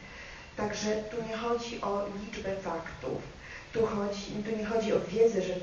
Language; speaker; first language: Polish; native; Polish